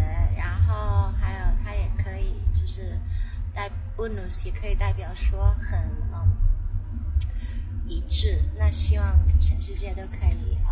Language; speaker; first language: Chinese; non-native, local second language; Cantonese